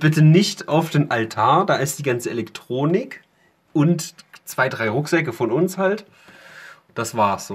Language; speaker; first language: German; native; German